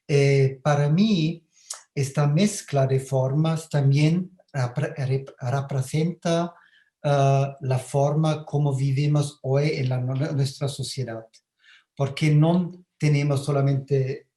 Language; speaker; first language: Spanish; non-native, fluent; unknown